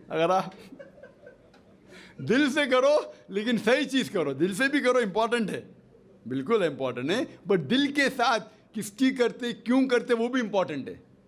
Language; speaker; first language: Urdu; non-native, fluent; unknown